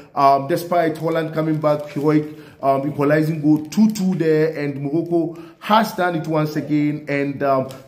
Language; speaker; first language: English; non-native, local second language; Hausa